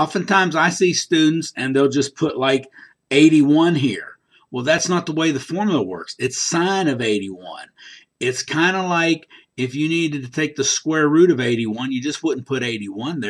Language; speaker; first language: English; native; English